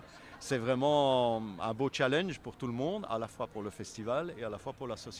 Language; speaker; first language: French; native; French